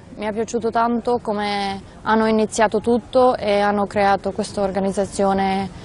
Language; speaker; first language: Italian; non-native, fluent; Albanian